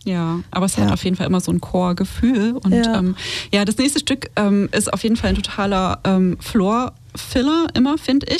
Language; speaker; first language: German; native; German